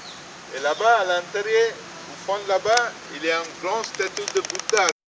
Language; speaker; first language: French; non-native, fluent; Sinhala